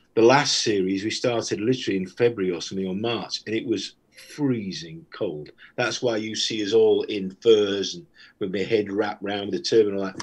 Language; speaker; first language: English; native; English